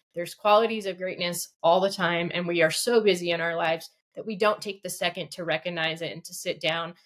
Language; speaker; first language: English; early bilingual, other home language; Russian